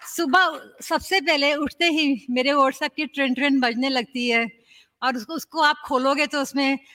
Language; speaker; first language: Hindi; native; Hindi